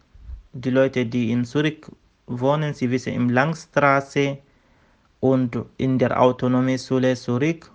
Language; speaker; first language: German; non-native, learner; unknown